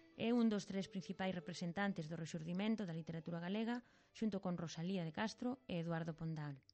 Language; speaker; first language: Galician; native; Galician